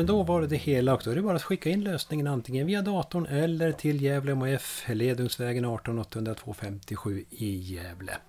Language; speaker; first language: Swedish; native; Swedish